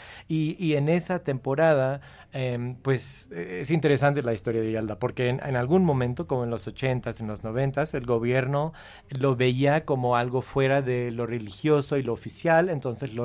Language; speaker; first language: Spanish; non-native, fluent; English